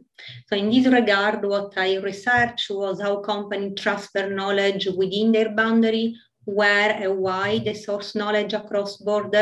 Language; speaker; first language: English; non-native, fluent; Italian